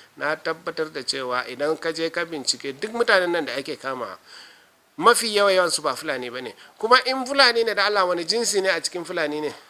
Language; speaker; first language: Hausa; non-native, local second language; Fula